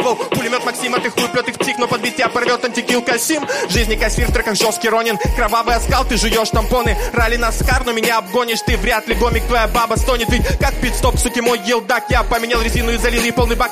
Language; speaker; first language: Russian; native; Russian